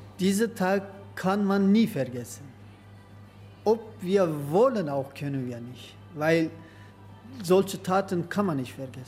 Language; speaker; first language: German; non-native, learner; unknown